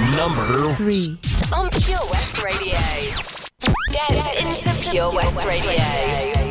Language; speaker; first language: English; native; English